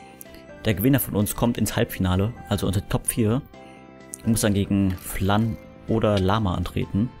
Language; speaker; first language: German; native; German